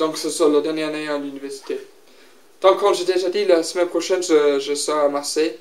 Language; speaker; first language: French; non-native, learner; English